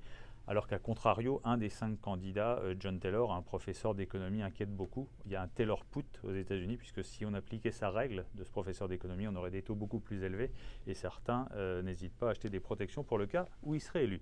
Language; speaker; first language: French; native; French